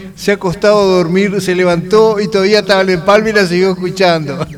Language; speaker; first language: Spanish; native; Spanish